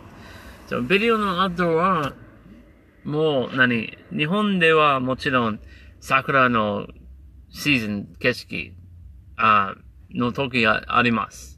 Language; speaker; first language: Japanese; non-native, learner; English